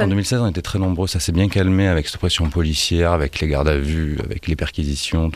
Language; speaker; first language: French; native; French